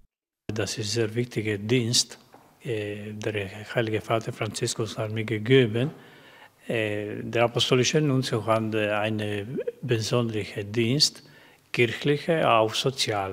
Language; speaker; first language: German; non-native, learner; Croatian